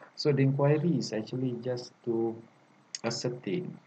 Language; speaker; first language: English; non-native, local second language; Malay